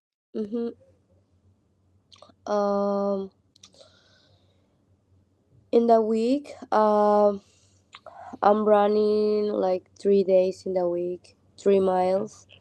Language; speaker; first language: English; non-native, learner; Spanish